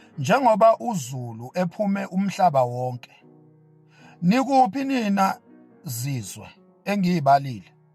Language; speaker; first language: Zulu; native; Zulu